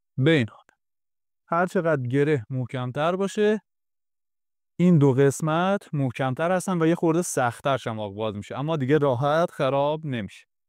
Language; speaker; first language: Persian; non-native, local second language; Kurdish